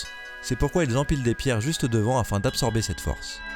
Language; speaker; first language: French; native; French